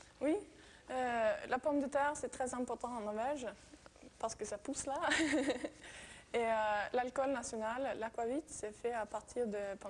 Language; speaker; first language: French; non-native, fluent; Norwegian